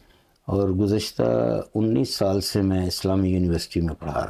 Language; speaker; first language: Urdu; non-native, local second language; Punjabi